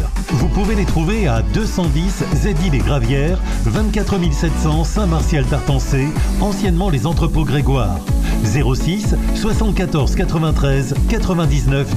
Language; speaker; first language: French; native; French